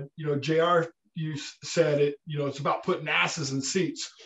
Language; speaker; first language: English; native; English